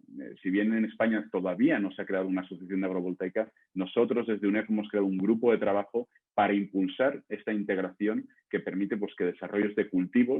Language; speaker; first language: Spanish; native; Spanish